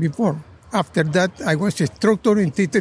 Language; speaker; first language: English; non-native, learner; Spanish